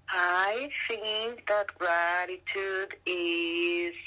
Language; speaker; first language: English; non-native, learner; Spanish